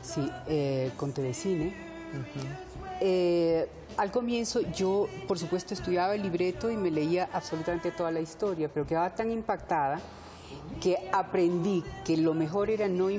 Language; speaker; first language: Spanish; early bilingual, heritage; Spanish